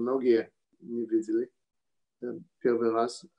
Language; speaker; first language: Russian; early bilingual, heritage; Russian